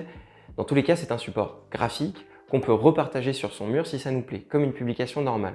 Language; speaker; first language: French; native; French